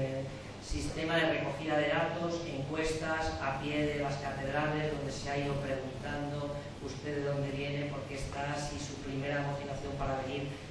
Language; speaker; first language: Spanish; native; Spanish